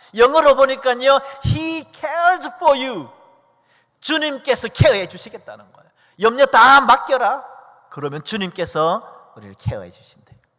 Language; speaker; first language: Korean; native; Korean